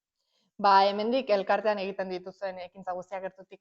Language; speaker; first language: Basque; native; Basque